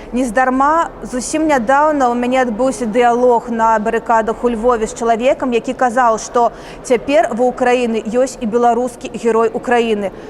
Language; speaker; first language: Belarusian; native; Belarusian